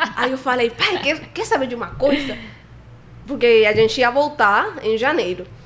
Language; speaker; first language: Portuguese; non-native, fluent; Spanish